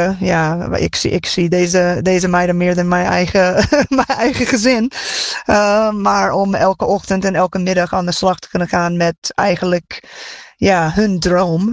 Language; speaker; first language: Dutch; non-native, fluent; English